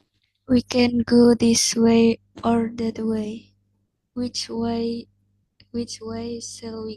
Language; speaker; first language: English; non-native, learner; Indonesian